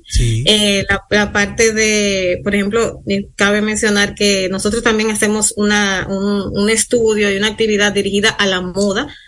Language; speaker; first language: Spanish; native; Spanish